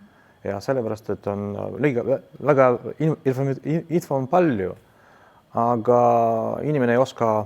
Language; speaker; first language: Estonian; non-native, local second language; Russian